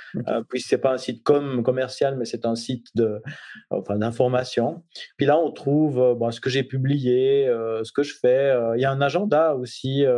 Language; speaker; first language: French; native; French